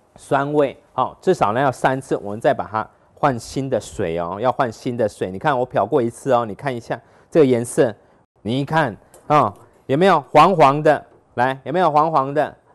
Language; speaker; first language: Chinese; native; Chinese